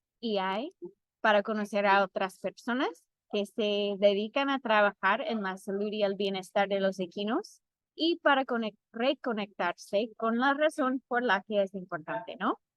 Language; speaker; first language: Spanish; non-native, fluent; English